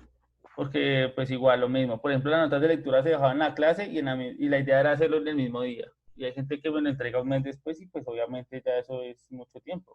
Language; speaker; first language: Spanish; native; Spanish